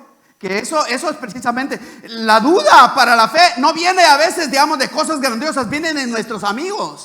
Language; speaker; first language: Spanish; native; Spanish